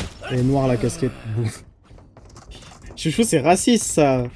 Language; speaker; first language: French; native; French